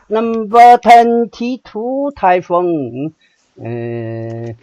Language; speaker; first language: English; non-native, learner; Chinese